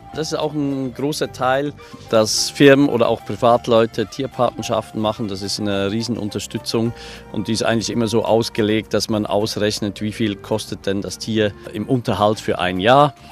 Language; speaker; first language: German; native; German